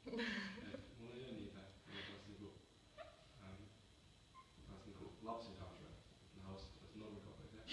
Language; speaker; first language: Finnish; non-native, learner; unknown